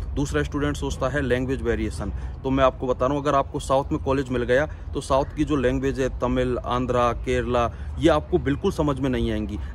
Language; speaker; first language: Hindi; native; Hindi